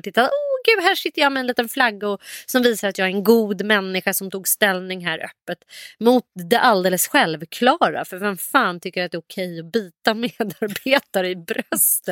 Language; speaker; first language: Swedish; native; Swedish